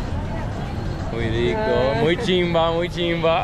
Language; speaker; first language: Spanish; non-native, learner; English